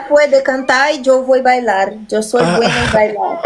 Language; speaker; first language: Spanish; non-native, learner; Portuguese